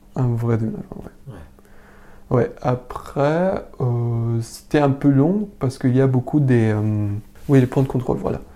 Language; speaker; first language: French; non-native, learner; Arabic